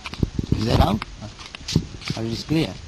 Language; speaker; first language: English; non-native, local second language; Bangla